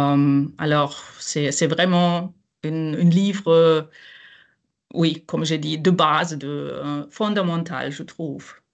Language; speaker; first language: French; non-native, fluent; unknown